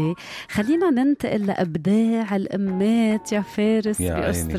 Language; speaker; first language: Arabic; native; Arabic